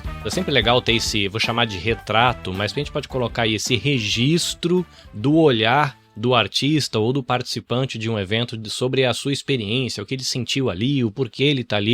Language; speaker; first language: Portuguese; native; Portuguese